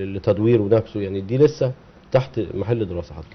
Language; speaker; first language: Arabic; native; Arabic